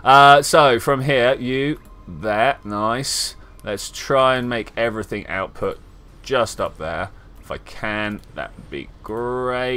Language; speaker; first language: English; native; English